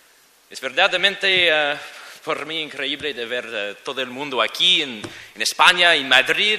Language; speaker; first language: Spanish; non-native, learner; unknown